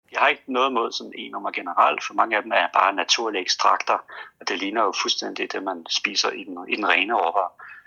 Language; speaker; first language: Danish; native; Danish